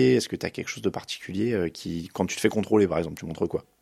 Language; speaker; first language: French; native; French